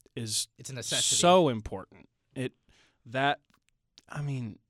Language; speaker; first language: English; native; English